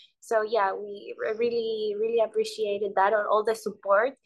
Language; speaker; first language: English; non-native, learner; Spanish